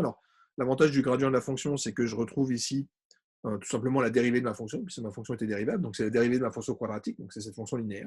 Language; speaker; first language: French; native; French